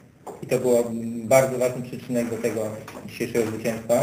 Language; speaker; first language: Polish; native; Polish